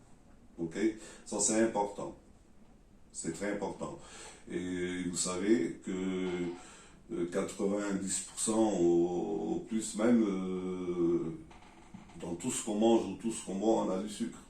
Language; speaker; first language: French; non-native, learner; Portuguese